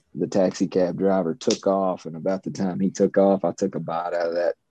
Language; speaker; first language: English; native; English